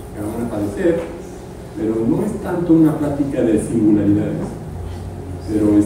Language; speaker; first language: Spanish; native; Spanish